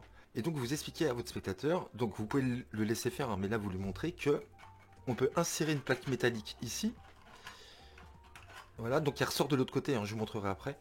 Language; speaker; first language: French; native; French